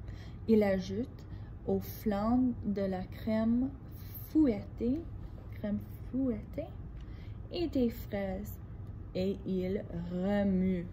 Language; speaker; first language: French; non-native, fluent; English